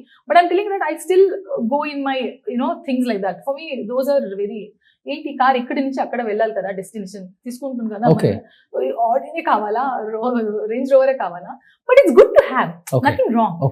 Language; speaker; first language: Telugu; non-native, local second language; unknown